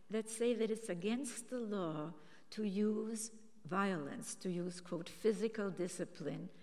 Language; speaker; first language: English; early bilingual, other home language; German